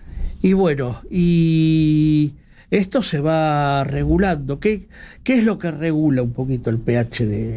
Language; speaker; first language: Spanish; native; Spanish